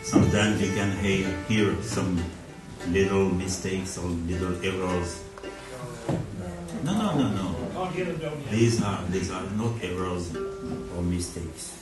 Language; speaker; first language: English; non-native, learner; French